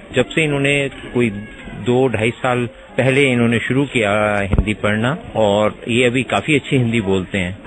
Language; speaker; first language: Hindi; native; Hindi